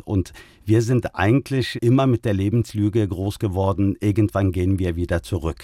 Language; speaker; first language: German; early bilingual, other home language; Turkish